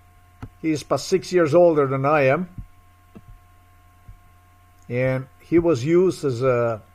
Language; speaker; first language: English; non-native, fluent; Slovenian